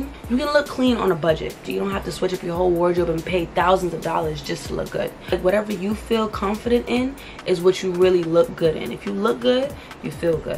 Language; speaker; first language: English; native; English